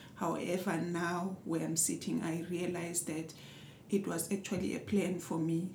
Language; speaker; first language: English; non-native, local second language; Southern Sotho